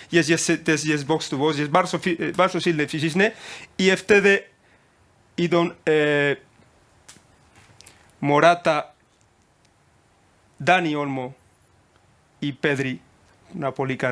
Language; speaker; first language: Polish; non-native, learner; Spanish